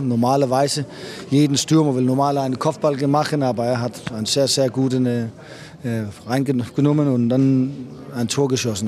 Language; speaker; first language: German; non-native, fluent; Danish